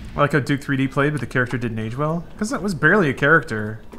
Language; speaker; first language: English; native; English